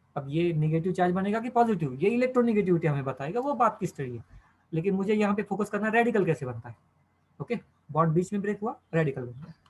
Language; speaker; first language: Hindi; non-native, local second language; Marathi